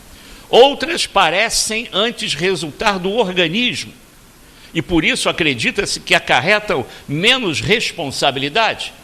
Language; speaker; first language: Portuguese; native; Portuguese